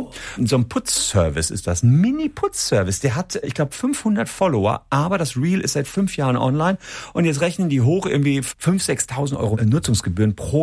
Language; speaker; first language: German; native; German